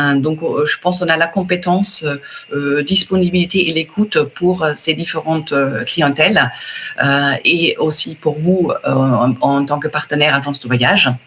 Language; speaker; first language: French; non-native, fluent; German